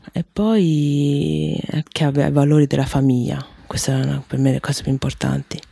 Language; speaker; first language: Italian; early bilingual, other home language; Chinese